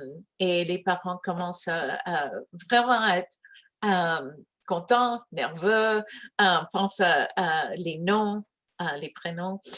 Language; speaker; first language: French; early bilingual, heritage; English